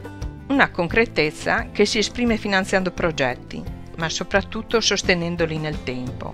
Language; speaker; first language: Italian; native; Italian